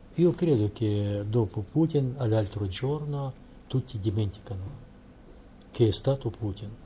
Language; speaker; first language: Italian; non-native, learner; Russian